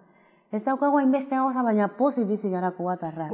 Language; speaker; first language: Basque; non-native, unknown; Spanish